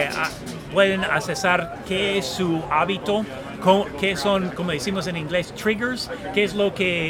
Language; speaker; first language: Spanish; non-native, fluent; English